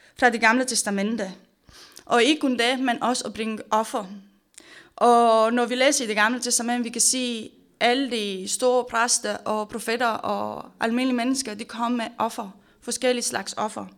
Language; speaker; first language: Danish; non-native, fluent; Romanian